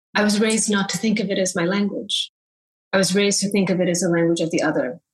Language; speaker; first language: English; early bilingual, other home language; Bangla